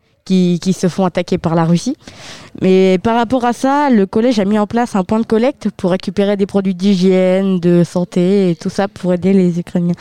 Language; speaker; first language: French; native; French